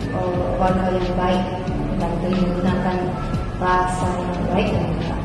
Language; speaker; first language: Indonesian; non-native, local second language; Min Nan Chinese